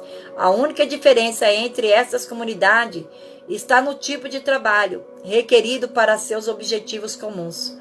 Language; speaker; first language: Portuguese; native; Portuguese